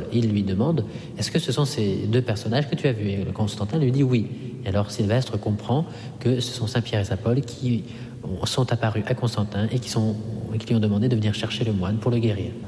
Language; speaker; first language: French; non-native, fluent; Italian